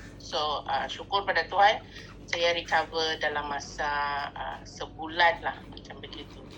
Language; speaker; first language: Malay; non-native, local second language; Chinese